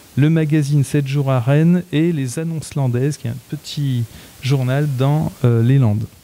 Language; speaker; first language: French; native; French